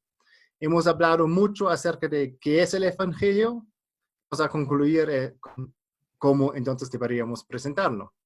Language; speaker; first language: Spanish; non-native, fluent; German